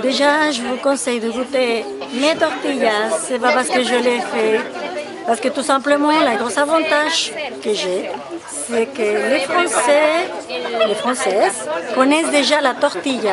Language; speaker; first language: French; non-native, fluent; Spanish